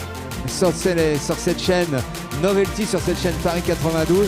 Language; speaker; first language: French; native; French